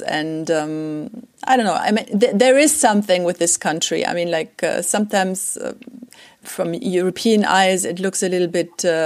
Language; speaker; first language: English; non-native, fluent; German